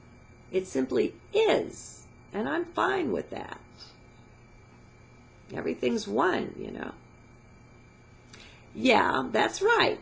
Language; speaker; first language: English; native; English